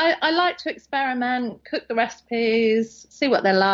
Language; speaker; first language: English; native; English